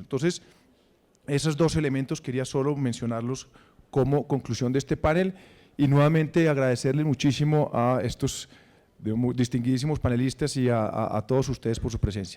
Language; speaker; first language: Spanish; native; Spanish